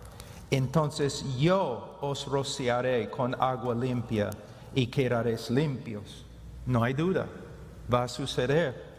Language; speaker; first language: Spanish; non-native, fluent; English